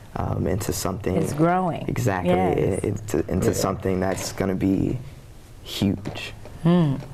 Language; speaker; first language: English; native; English